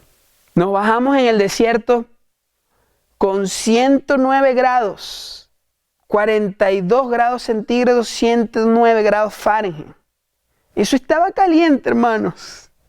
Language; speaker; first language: Spanish; native; Spanish